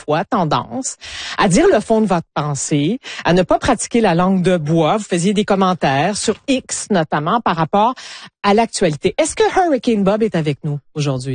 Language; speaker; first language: French; native; French